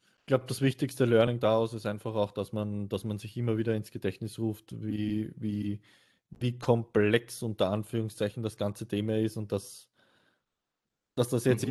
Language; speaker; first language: German; native; German